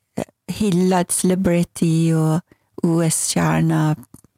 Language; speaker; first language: Swedish; non-native, fluent; Persian